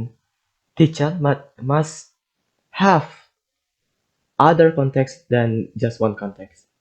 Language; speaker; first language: English; non-native, learner; Indonesian